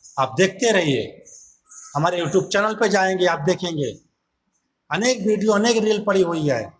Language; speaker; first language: Hindi; native; Hindi